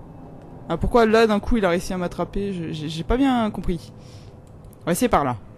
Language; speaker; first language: French; native; French